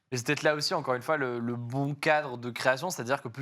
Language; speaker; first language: French; native; French